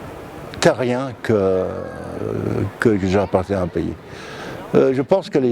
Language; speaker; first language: French; non-native, fluent; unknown